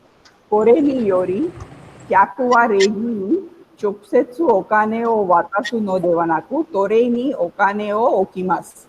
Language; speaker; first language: Japanese; non-native, fluent; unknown